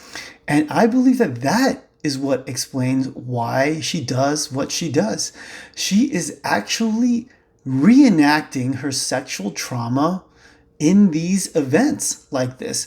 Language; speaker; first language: English; native; English